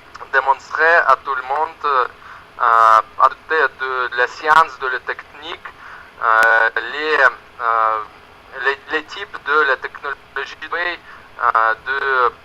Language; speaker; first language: French; non-native, learner; Russian